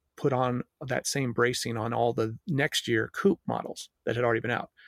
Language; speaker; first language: English; native; English